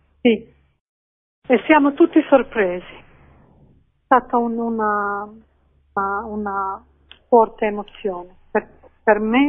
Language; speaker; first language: Italian; non-native, fluent; Croatian